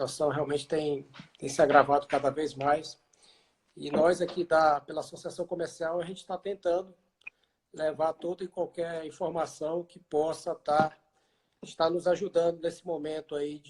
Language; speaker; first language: Portuguese; native; Portuguese